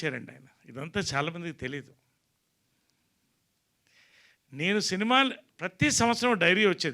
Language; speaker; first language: Telugu; native; Telugu